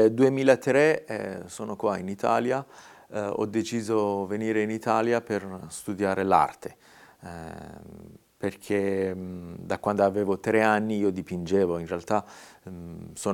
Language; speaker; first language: Italian; non-native, fluent; Persian